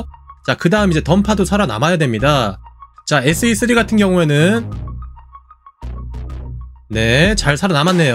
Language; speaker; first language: Korean; native; Korean